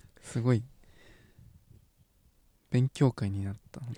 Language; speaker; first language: Japanese; native; Japanese